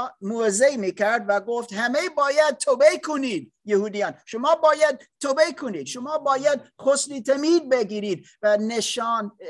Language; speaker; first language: Persian; non-native, learner; English